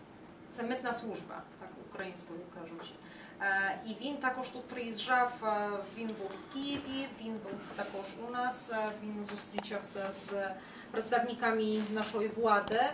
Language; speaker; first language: Ukrainian; non-native, fluent; Polish